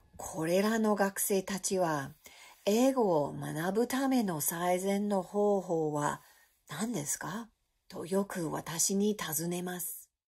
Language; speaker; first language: Japanese; non-native, learner; English